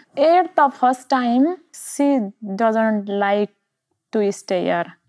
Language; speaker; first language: English; non-native, learner; Nepali